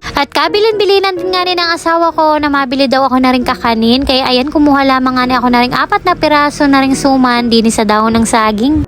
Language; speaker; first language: Filipino; native; Filipino